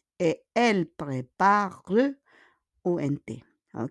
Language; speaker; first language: French; non-native, fluent; Filipino